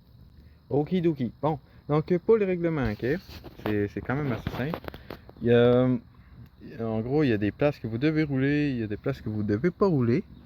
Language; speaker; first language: French; native; French